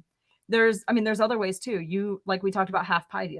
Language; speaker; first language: English; native; English